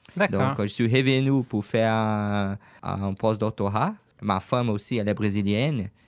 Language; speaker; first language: French; non-native, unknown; Portuguese